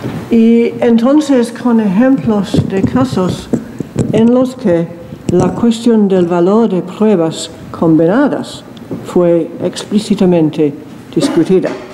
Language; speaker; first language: Spanish; non-native, learner; English